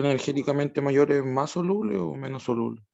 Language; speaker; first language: Spanish; native; Spanish